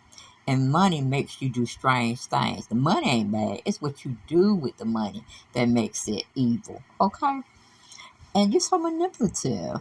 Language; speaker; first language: English; native; English